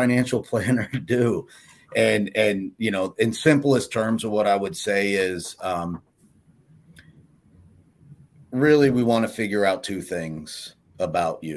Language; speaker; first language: English; native; English